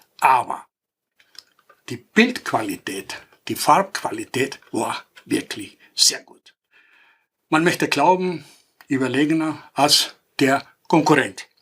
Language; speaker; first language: German; non-native, fluent; Greek